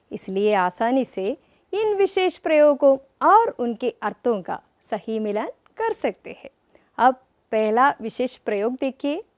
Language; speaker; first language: Hindi; non-native, local second language; Malayalam